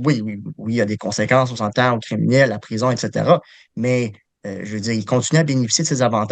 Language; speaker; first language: French; native; French